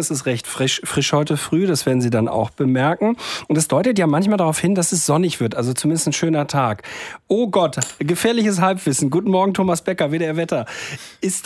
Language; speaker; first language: German; native; German